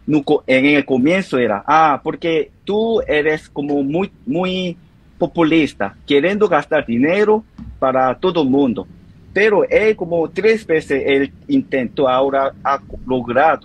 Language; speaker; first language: Spanish; non-native, learner; Korean